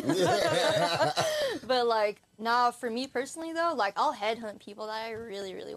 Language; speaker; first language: English; native; English